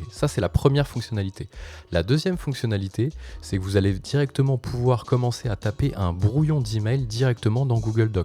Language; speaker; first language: French; native; French